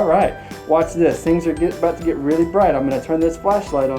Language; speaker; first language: English; native; English